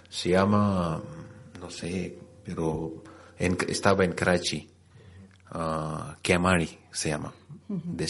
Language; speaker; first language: Spanish; non-native, learner; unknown